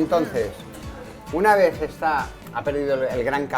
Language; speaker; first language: Spanish; native; Spanish